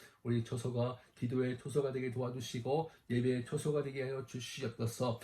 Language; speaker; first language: Korean; native; Korean